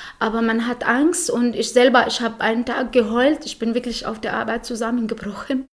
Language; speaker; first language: German; non-native, fluent; Arabic